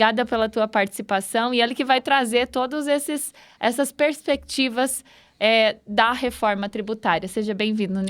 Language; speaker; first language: Portuguese; native; Portuguese